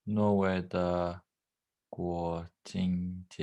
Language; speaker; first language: Chinese; non-native, learner; Norwegian